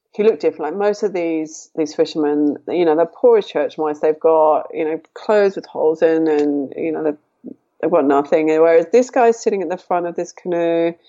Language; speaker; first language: English; native; English